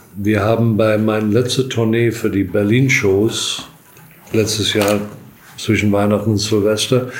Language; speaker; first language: German; non-native, fluent; English